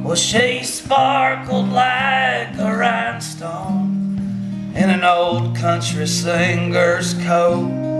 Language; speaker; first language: English; native; English